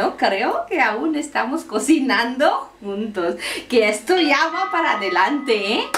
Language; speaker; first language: Spanish; non-native, fluent; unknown